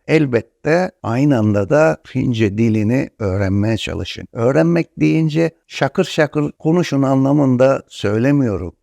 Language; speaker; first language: Turkish; native; Turkish